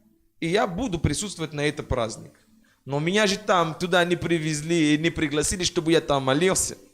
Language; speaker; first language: Russian; non-native, fluent; French